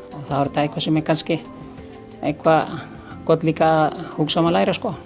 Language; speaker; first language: Icelandic; non-native, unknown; Filipino